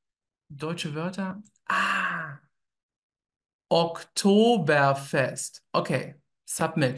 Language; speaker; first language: German; native; German